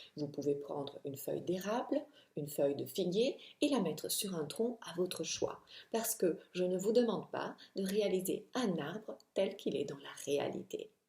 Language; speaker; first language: French; non-native, fluent; Italian